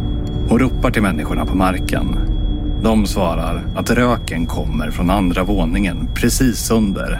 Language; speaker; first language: Swedish; native; Swedish